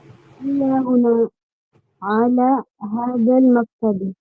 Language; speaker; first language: Arabic; non-native, learner; Filipino